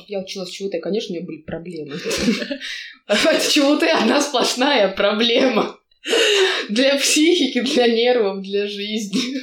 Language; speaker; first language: Russian; native; Russian